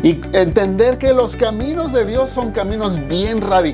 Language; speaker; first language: Spanish; native; Spanish